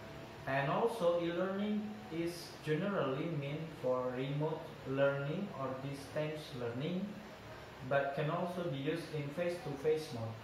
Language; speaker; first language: English; non-native, learner; Indonesian